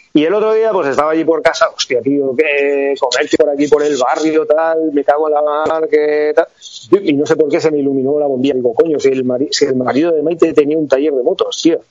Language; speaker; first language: Spanish; native; Spanish